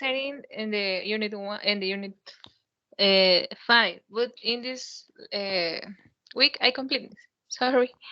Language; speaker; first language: English; non-native, learner; Spanish